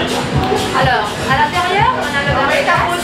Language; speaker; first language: French; non-native, learner; Spanish